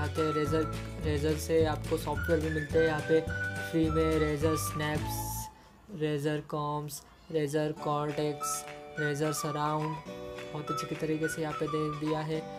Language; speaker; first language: Hindi; non-native, local second language; Marathi